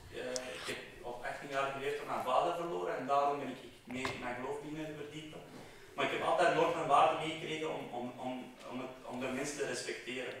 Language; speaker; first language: Dutch; non-native, fluent; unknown